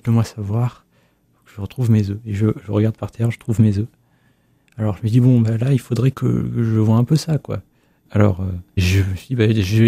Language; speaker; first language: French; native; French